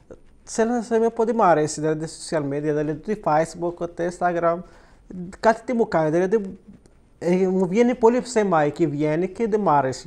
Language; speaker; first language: Greek; non-native, learner; Arabic